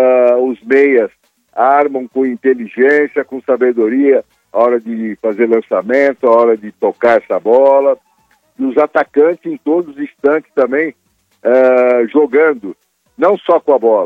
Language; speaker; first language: Portuguese; native; Portuguese